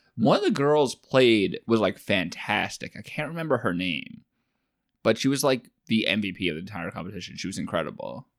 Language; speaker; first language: English; native; English